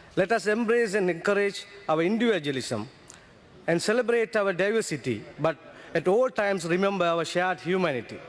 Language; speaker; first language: English; non-native, local second language; Tamil